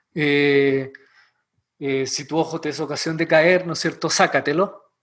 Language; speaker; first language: Spanish; native; Spanish